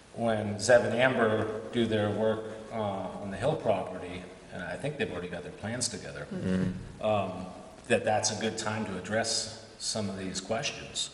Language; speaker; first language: English; native; English